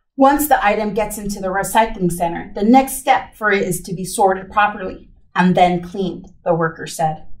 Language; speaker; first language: English; early bilingual, other home language; Spanish